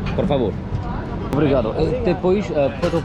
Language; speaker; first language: Portuguese; non-native, learner; English